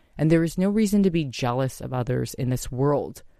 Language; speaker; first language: English; native; English